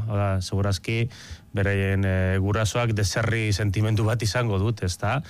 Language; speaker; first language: Basque; native; Basque